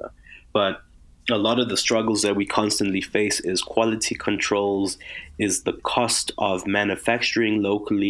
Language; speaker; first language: English; native; English